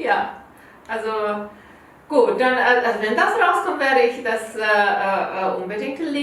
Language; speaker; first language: German; non-native, learner; Korean